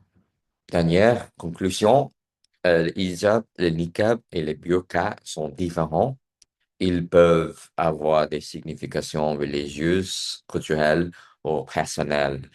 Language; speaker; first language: French; non-native, learner; English